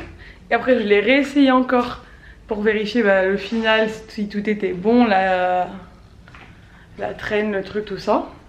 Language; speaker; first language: French; native; French